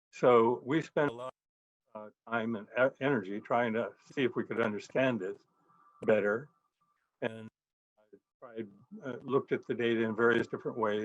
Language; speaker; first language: English; native; English